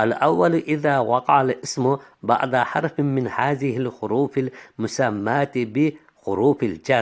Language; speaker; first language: Arabic; non-native, fluent; Uzbek